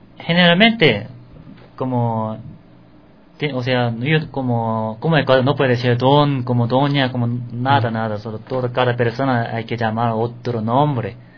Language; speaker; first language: Spanish; non-native, learner; Korean